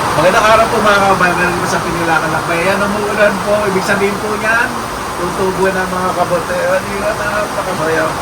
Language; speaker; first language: Filipino; native; Filipino